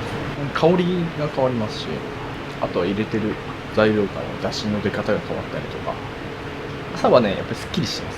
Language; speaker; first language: Japanese; native; Japanese